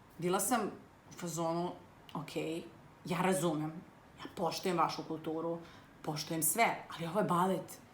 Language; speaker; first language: Serbian; native; Serbian